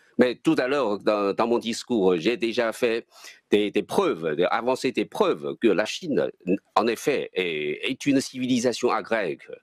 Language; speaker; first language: French; non-native, fluent; Chinese